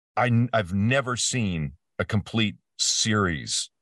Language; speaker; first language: English; native; English